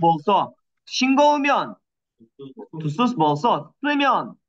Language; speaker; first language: Korean; non-native, learner; Kyrgyz